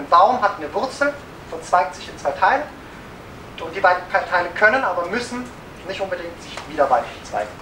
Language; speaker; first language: German; native; German